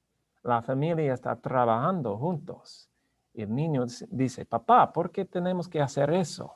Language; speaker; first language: Spanish; non-native, learner; English